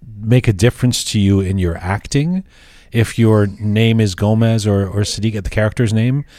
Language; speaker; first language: English; native; English